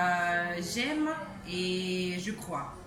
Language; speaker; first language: French; non-native, fluent; Russian